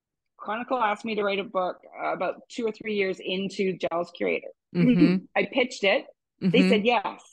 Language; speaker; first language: English; native; English